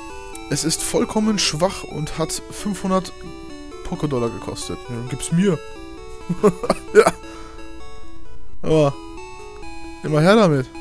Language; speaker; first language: German; native; German